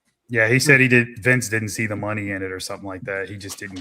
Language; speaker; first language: English; native; English